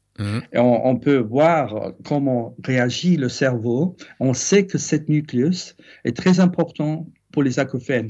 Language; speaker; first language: French; non-native, fluent; English